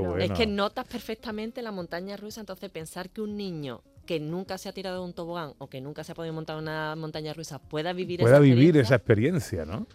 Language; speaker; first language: Spanish; native; Spanish